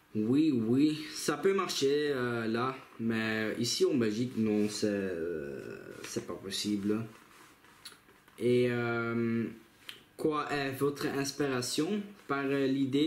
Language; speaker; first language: French; non-native, local second language; Dutch